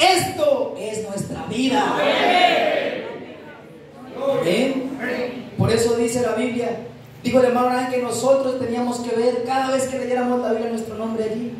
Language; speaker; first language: Spanish; native; Spanish